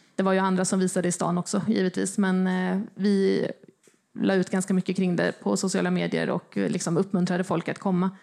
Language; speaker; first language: Swedish; native; Swedish